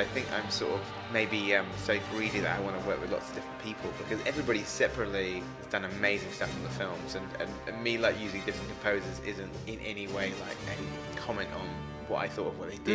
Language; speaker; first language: English; native; English